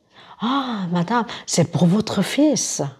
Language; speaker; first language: French; non-native, fluent; Korean